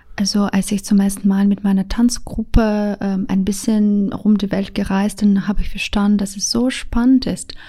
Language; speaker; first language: German; non-native, fluent; Russian